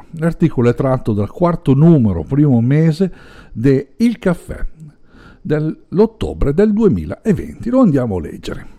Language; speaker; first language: Italian; native; Italian